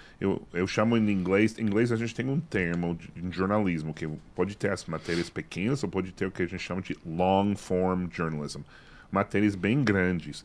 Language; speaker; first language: Portuguese; non-native, fluent; English